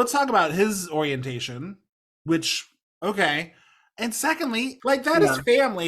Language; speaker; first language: English; native; English